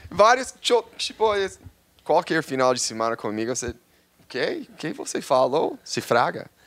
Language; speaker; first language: Portuguese; non-native, fluent; English